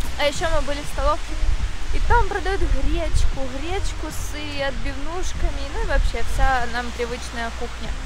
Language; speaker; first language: Russian; native; Russian